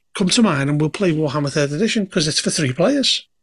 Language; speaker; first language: English; native; English